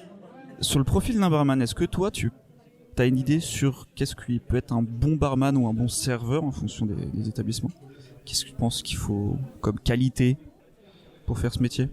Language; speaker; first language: French; native; French